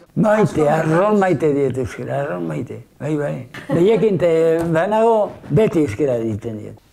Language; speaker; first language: Basque; native; Basque